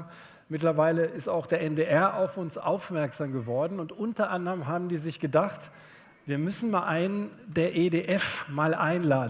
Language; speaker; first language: German; native; German